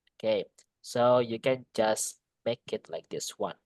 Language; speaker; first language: English; non-native, fluent; Indonesian